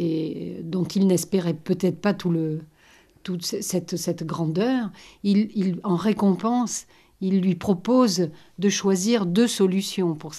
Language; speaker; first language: French; native; French